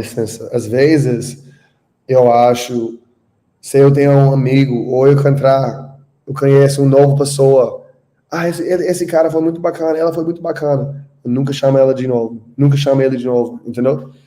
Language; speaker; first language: Portuguese; non-native, learner; English